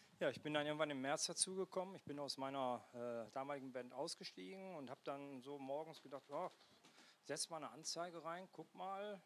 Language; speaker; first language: German; native; German